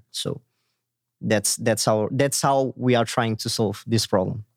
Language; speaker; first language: English; non-native, fluent; Portuguese